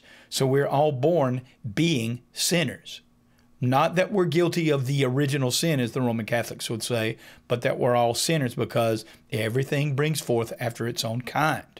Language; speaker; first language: English; native; English